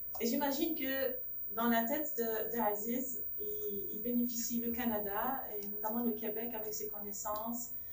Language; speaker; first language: French; non-native, local second language; Kabyle